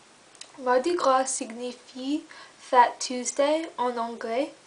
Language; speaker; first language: French; non-native, learner; English